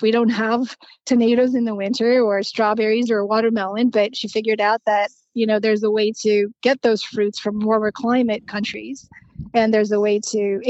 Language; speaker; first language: English; non-native, fluent; Romanian